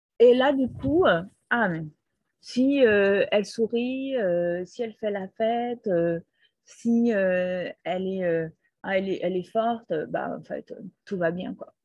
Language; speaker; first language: French; non-native, fluent; Portuguese